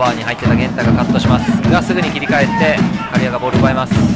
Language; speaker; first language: Japanese; native; Japanese